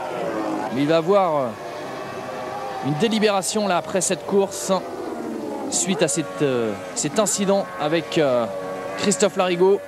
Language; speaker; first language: French; native; French